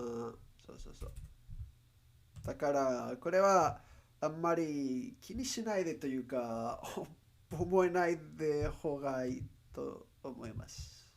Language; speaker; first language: Japanese; non-native, learner; Spanish